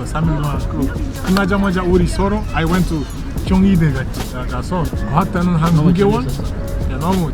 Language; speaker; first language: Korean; non-native, fluent; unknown